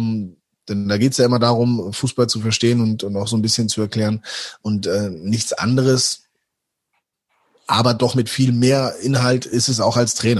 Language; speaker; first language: German; native; German